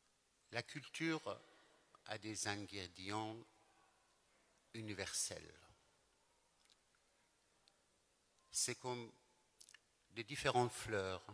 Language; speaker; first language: French; non-native, fluent; Persian